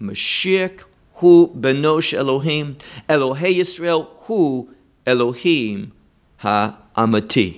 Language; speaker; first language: Hebrew; non-native, fluent; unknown